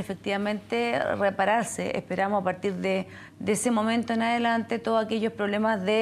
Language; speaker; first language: Spanish; native; Spanish